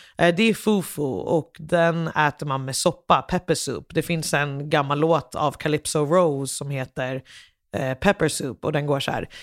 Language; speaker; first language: Swedish; early bilingual, other home language; English